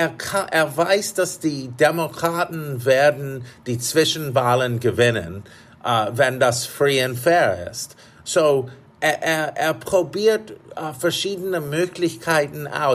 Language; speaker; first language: German; non-native, fluent; English